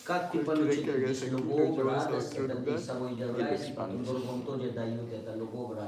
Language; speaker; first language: Russian; non-native, learner; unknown